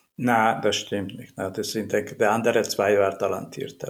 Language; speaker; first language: German; non-native, learner; Hungarian